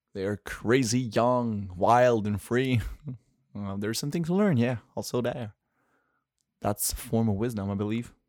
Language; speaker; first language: English; non-native, fluent; French